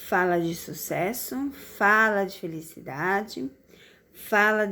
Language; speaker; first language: Portuguese; native; Portuguese